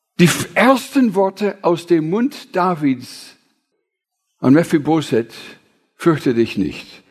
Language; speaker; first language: German; non-native, fluent; English